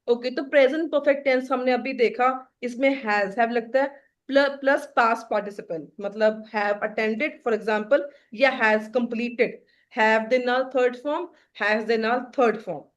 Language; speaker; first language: Hindi; non-native, local second language; Punjabi